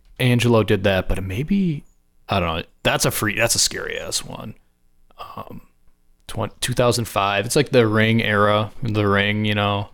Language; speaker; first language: English; native; English